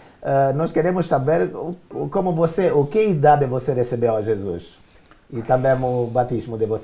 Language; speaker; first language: Portuguese; non-native, learner; Romanian